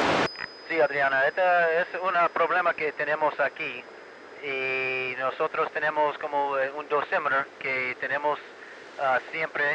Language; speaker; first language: Spanish; early bilingual, heritage; Spanish